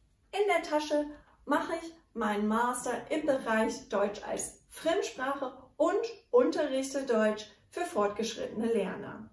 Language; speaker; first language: German; non-native, fluent; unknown